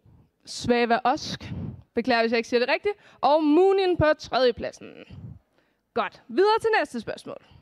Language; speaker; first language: Danish; native; Danish